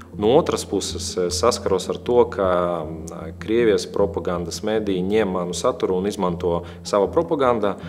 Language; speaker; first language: Latvian; non-native, local second language; Russian